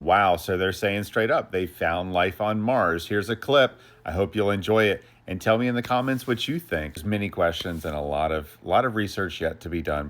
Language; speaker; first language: English; native; English